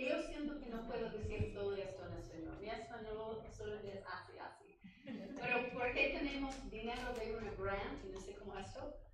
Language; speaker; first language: Spanish; non-native, learner; English